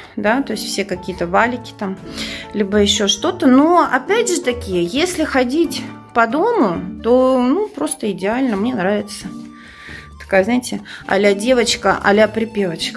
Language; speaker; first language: Russian; native; Russian